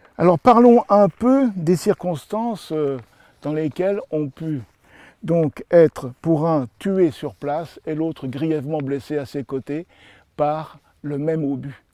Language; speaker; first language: French; native; French